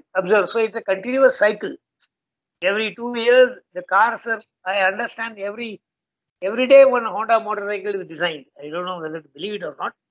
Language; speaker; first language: English; non-native, local second language; Tamil